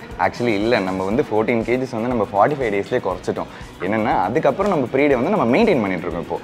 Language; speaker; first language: Tamil; native; Tamil